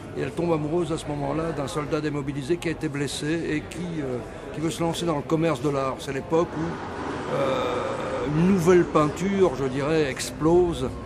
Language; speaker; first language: French; native; French